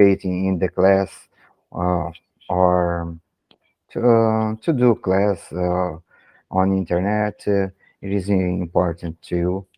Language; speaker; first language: English; non-native, learner; Portuguese